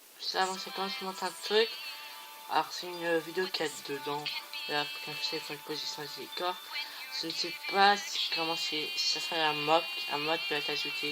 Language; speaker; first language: French; native; French